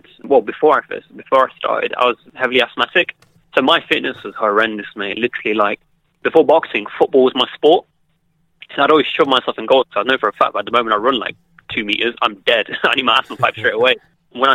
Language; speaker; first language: English; native; English